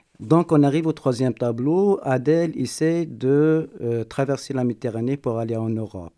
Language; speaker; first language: French; non-native, local second language; Berber languages